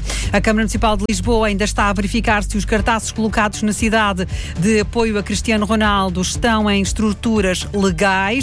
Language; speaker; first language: Portuguese; native; Portuguese